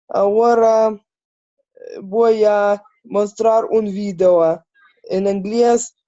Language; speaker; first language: Spanish; non-native, learner; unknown